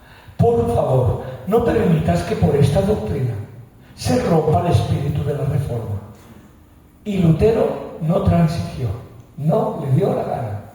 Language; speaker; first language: Spanish; native; Spanish